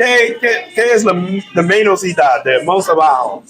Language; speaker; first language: Spanish; non-native, learner; English